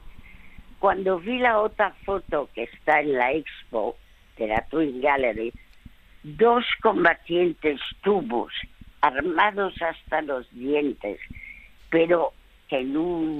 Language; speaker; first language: Spanish; early bilingual, other home language; French